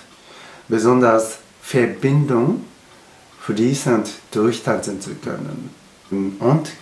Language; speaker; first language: German; non-native, learner; Japanese